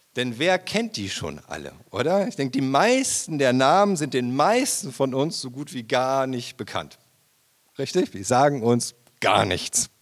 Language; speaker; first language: German; native; German